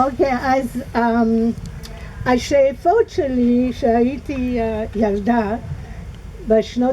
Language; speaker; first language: Hebrew; non-native, fluent; English